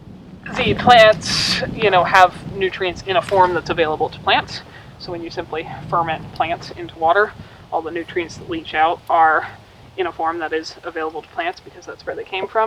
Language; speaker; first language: English; native; English